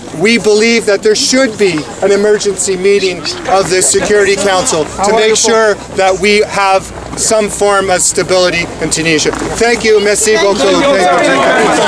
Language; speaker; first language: English; native; English